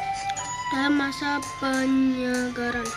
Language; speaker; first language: Indonesian; native; Indonesian